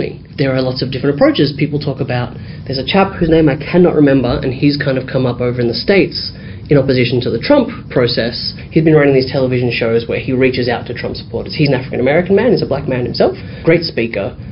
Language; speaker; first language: English; native; English